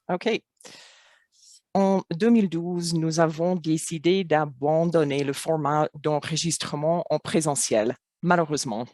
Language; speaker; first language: French; non-native, fluent; English